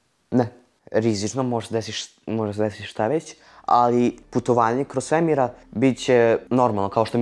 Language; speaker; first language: Serbian; early bilingual, heritage; Serbian